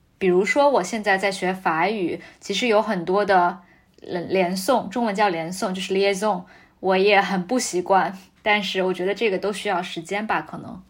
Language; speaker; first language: Chinese; native; Chinese